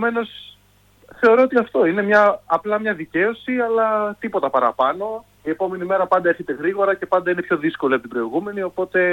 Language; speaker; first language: Greek; native; Greek